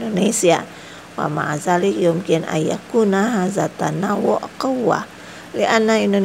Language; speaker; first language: Arabic; non-native, fluent; Indonesian